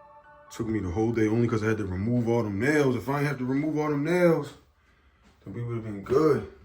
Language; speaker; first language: English; native; English